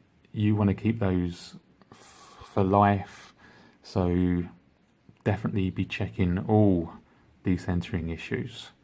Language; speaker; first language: English; native; English